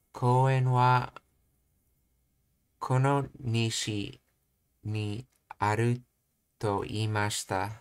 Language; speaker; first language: Japanese; non-native, learner; English